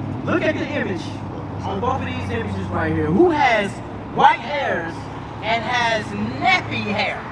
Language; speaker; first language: English; native; English